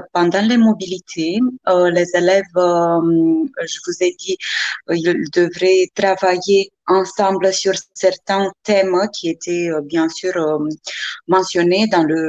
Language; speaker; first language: French; non-native, fluent; Romanian